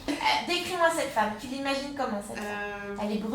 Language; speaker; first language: French; native; French